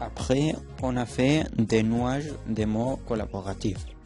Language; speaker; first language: French; non-native, learner; Spanish